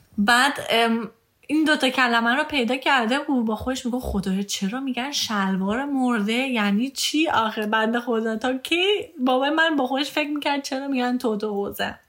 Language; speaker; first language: Persian; early bilingual, heritage; Persian